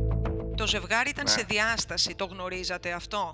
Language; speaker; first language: Greek; native; Greek